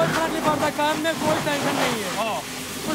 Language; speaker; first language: Hindi; native; Hindi